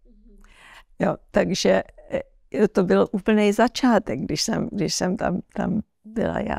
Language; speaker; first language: Czech; early bilingual, heritage; Czech